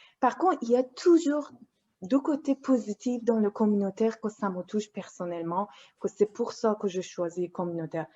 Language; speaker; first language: French; non-native, fluent; Persian